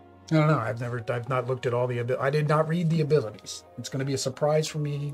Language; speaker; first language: English; native; English